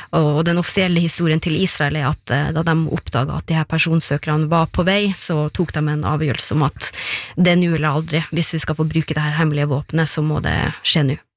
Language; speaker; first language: Norwegian; native; Norwegian